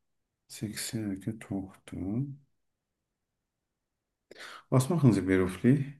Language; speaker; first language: German; non-native, learner; Turkish